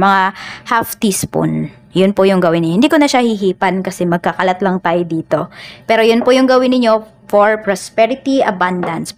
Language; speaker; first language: Filipino; native; Filipino